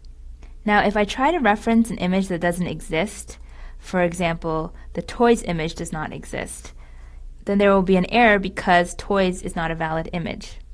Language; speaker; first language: English; native; English